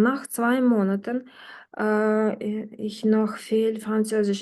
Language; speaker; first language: German; non-native, fluent; Ukrainian